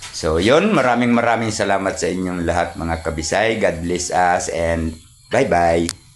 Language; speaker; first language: Filipino; non-native, local second language; Cebuano